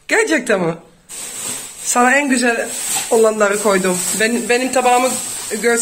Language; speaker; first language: Turkish; non-native, fluent; Dutch